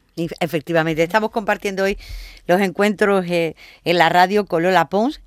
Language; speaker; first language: Spanish; native; Spanish